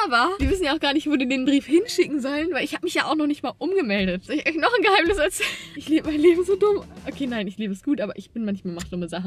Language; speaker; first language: German; native; German